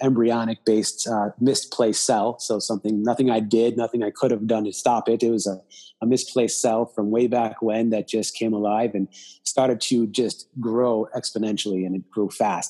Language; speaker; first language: English; native; English